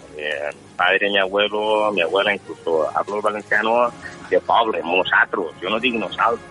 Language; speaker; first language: Spanish; non-native, local second language; Catalan